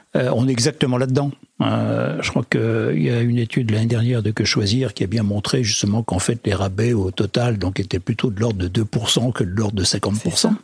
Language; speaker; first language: French; native; French